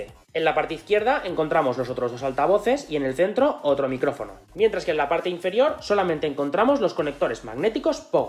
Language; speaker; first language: Spanish; native; Spanish